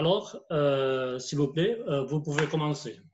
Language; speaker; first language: French; non-native, fluent; Spanish